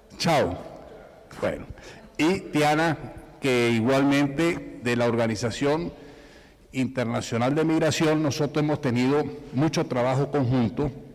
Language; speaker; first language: Spanish; native; Spanish